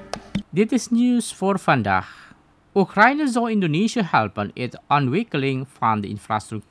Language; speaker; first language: Dutch; non-native, fluent; Indonesian